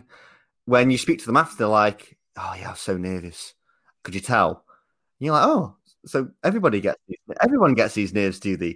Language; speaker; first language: English; native; English